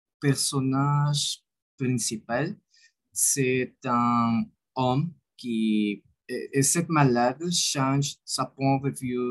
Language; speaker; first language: French; non-native, learner; Spanish